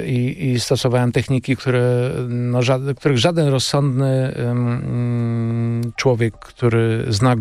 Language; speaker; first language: Polish; native; Polish